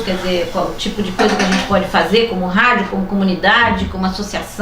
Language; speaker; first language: Portuguese; native; Portuguese